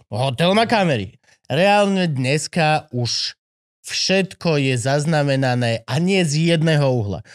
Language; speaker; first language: Slovak; native; Slovak